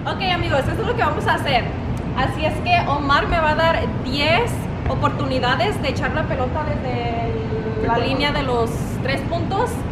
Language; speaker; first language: Spanish; native; Spanish